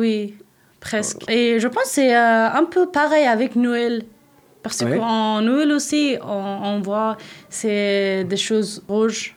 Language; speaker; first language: French; non-native, learner; Persian